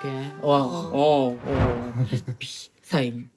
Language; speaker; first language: Japanese; native; Japanese